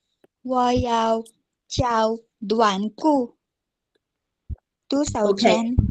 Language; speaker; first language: Chinese; non-native, learner; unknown